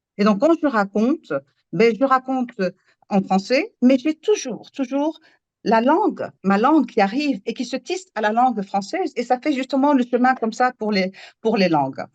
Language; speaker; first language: French; non-native, local second language; Arabic